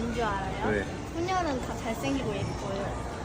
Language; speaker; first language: Korean; early bilingual, heritage; Korean